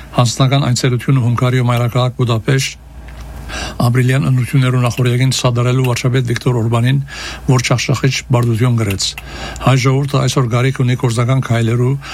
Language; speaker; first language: Armenian; early bilingual, heritage; Armenian